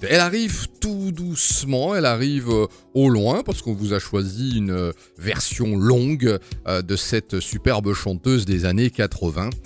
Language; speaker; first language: French; native; French